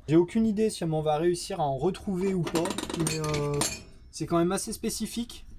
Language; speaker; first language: French; native; French